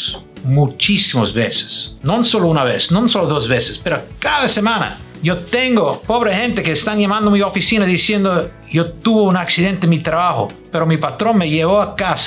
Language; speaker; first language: Spanish; non-native, fluent; English